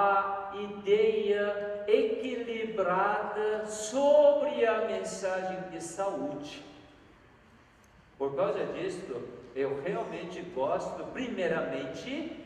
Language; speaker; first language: Portuguese; non-native, fluent; Korean